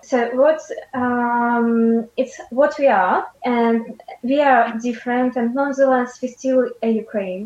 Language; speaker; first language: English; non-native, fluent; Ukrainian